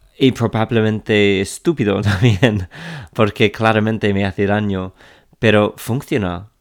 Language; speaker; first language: Spanish; non-native, fluent; English